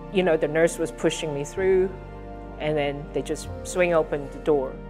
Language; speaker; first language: English; non-native, fluent; Chinese